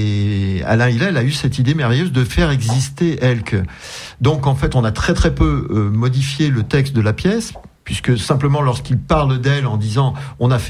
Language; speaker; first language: French; native; French